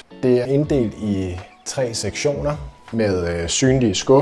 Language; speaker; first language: Danish; native; Danish